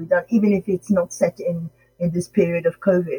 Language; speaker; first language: English; non-native, local second language; Krio